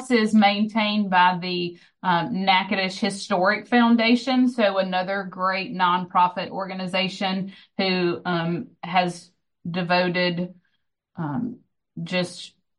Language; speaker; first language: English; native; English